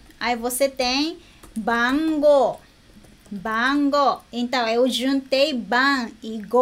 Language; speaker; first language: Portuguese; non-native, fluent; Japanese